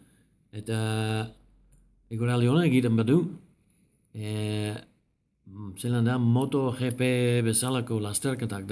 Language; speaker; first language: Basque; non-native, learner; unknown